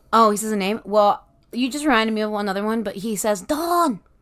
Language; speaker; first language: English; native; English